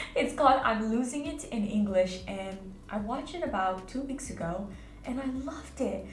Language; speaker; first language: English; native; English